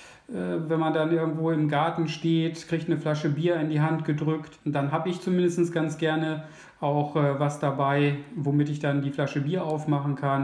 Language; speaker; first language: German; native; German